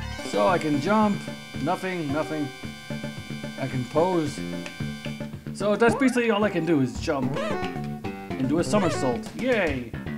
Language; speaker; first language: English; native; English